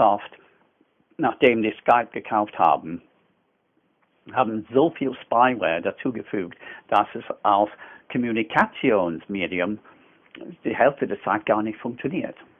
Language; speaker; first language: German; non-native, fluent; English